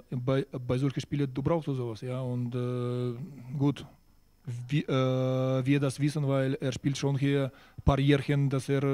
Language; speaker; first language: German; non-native, fluent; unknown